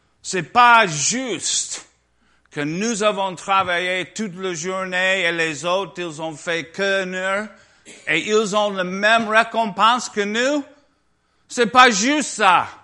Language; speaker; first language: French; non-native, learner; English